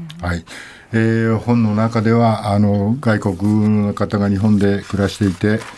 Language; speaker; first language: Japanese; native; Japanese